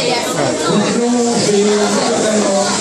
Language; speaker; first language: French; native; French